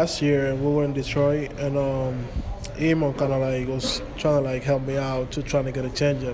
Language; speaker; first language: English; non-native, fluent; Spanish